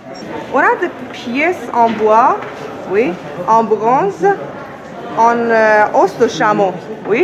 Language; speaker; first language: French; non-native, learner; Persian